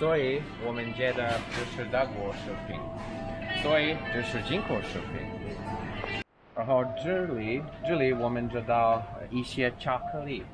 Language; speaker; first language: Chinese; non-native, learner; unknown